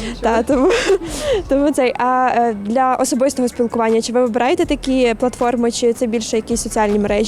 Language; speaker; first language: Ukrainian; native; Ukrainian